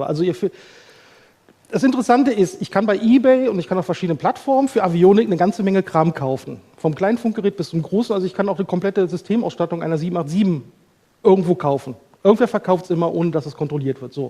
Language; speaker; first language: German; native; German